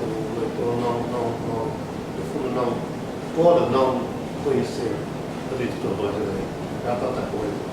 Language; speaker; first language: Portuguese; non-native, fluent; Dutch